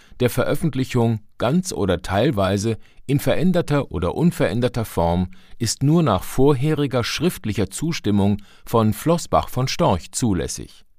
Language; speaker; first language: German; native; German